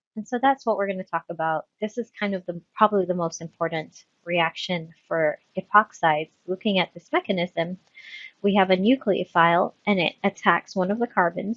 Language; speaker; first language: English; native; English